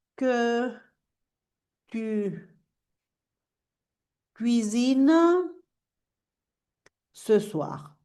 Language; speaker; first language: French; non-native, fluent; Spanish